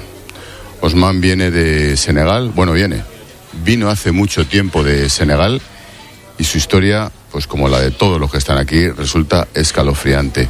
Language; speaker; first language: Spanish; native; Spanish